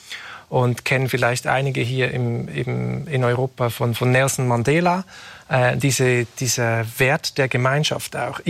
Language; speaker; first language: German; native; German